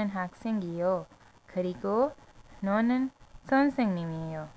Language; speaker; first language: Korean; non-native, fluent; Hindi